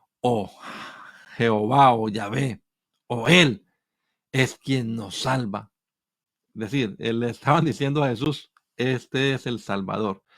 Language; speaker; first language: Spanish; native; Spanish